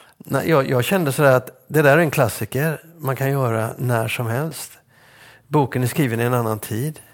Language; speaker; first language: Swedish; native; Swedish